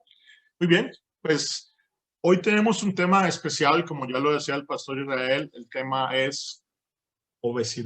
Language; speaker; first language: Spanish; native; Spanish